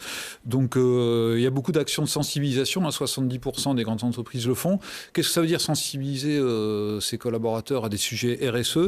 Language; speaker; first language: French; native; French